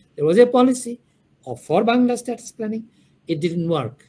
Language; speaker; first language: English; non-native, local second language; Bangla